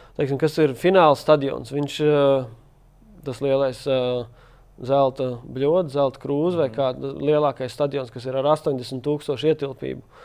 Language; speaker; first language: Latvian; native; Latvian